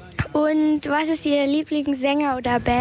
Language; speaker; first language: German; non-native, learner; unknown